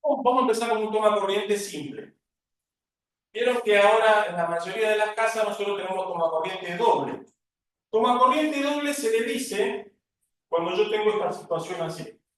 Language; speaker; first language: Spanish; native; Spanish